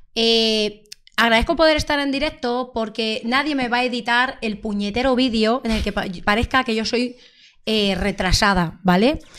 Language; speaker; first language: Spanish; native; Spanish